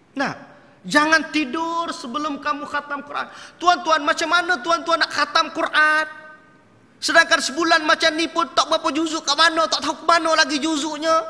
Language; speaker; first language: Malay; native; Malay